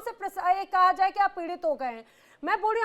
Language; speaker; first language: Hindi; native; Hindi